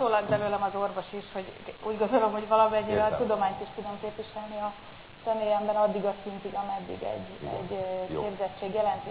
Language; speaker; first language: Hungarian; native; Hungarian